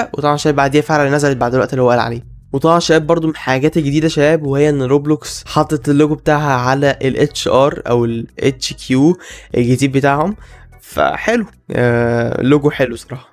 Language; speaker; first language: Arabic; native; Arabic